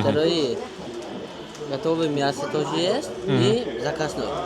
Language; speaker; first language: Russian; non-native, local second language; Tajik